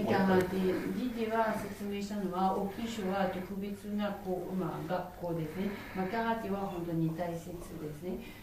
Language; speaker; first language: Japanese; non-native, fluent; French